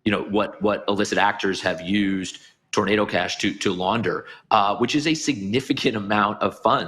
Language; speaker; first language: English; native; English